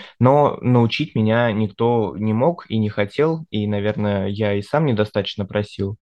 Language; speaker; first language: Russian; native; Russian